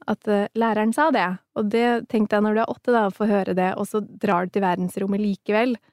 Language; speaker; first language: Norwegian; early bilingual, other home language; Somali